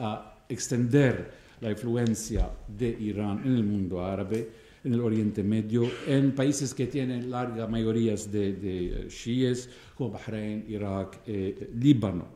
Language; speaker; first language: Spanish; non-native, fluent; Arabic